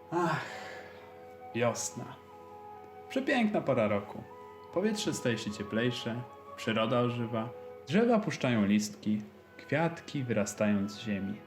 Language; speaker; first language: Polish; native; Polish